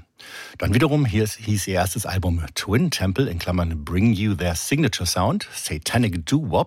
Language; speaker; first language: German; native; German